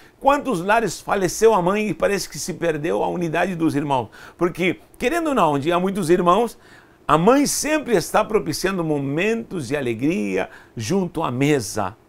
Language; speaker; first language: Portuguese; non-native, fluent; Spanish